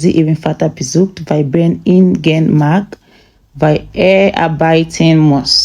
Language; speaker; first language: German; non-native, fluent; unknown